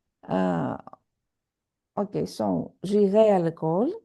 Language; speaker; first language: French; non-native, fluent; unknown